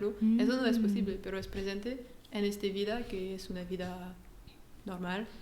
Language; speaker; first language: Spanish; non-native, learner; French